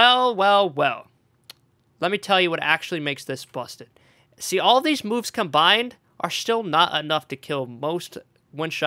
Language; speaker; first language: English; native; English